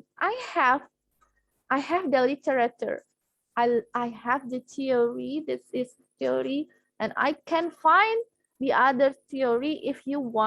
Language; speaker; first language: English; non-native, fluent; Indonesian